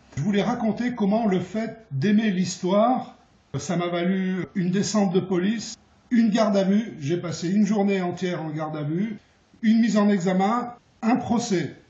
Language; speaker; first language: French; early bilingual, other home language; Arabic